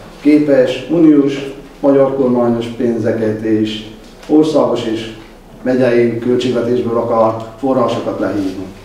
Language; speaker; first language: Hungarian; native; Hungarian